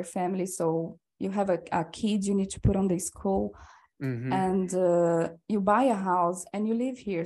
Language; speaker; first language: English; non-native, fluent; Portuguese